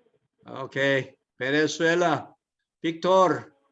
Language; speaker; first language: Spanish; non-native, learner; Korean